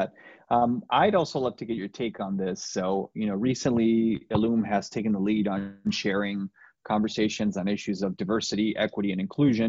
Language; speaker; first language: English; native; English